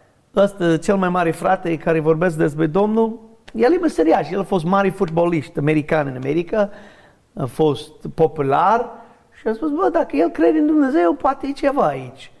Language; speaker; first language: Romanian; non-native, fluent; English